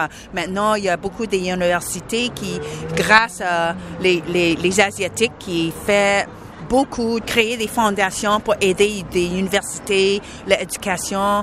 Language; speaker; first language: French; non-native, local second language; English